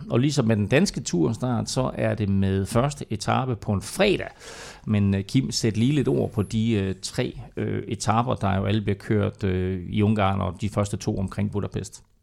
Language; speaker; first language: Danish; native; Danish